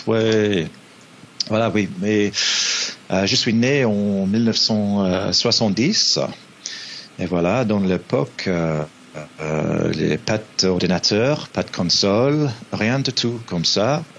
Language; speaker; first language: French; non-native, fluent; English